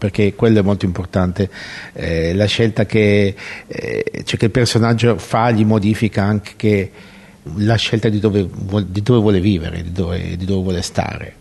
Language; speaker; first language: Italian; native; Italian